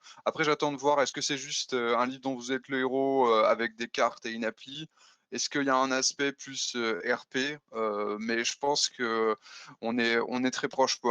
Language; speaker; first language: French; native; French